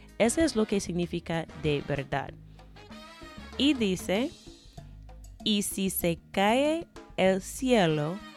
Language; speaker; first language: Spanish; non-native, fluent; English